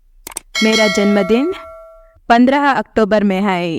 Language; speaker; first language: Hindi; non-native, local second language; Kannada